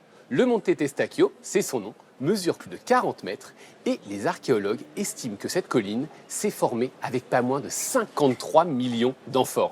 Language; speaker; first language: French; native; French